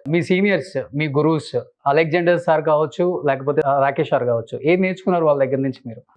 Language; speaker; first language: Telugu; native; Telugu